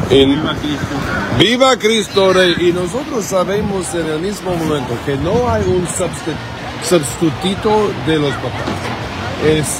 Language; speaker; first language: Spanish; non-native, fluent; English